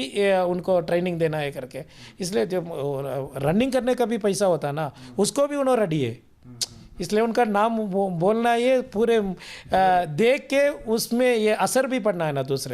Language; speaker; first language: Hindi; non-native, local second language; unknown